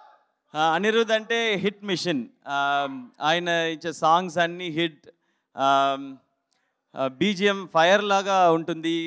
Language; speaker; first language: Telugu; non-native, learner; Tamil